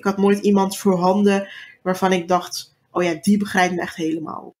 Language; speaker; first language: Dutch; early bilingual, other home language; Turkish